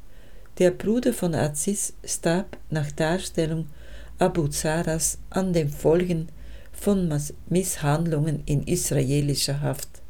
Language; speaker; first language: German; native; German